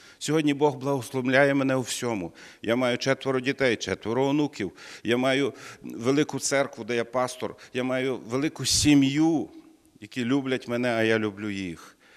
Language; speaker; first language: Ukrainian; native; Ukrainian